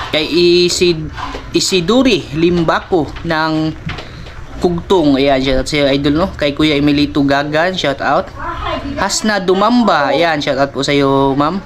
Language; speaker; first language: Filipino; non-native, local second language; Cebuano